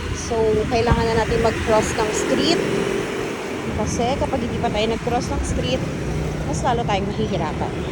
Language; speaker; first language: Filipino; native; Filipino